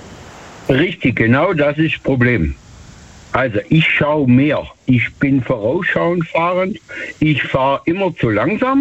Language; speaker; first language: German; native; German